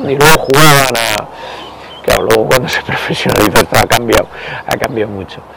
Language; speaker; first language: Spanish; native; Spanish